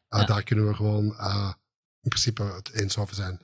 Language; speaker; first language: Dutch; native; Dutch